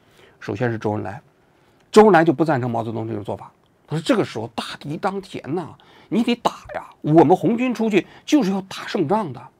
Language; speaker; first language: Chinese; native; Chinese